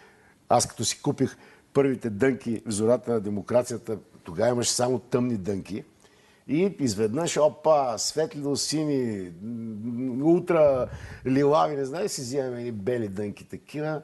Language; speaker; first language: Bulgarian; native; Bulgarian